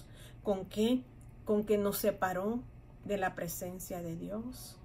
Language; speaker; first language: Spanish; native; Spanish